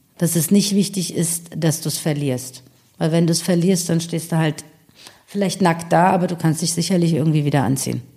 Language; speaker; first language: German; early bilingual, other home language; Persian